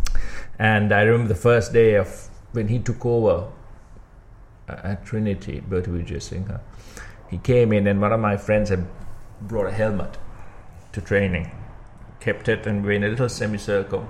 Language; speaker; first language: English; non-native, local second language; Sinhala